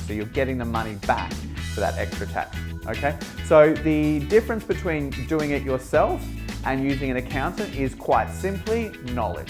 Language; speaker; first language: English; native; English